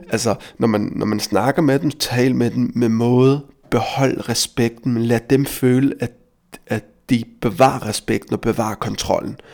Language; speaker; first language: Danish; early bilingual, other home language; Riffian